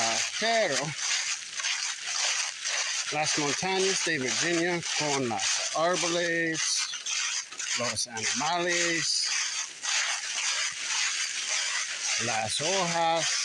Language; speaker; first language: Spanish; non-native, learner; English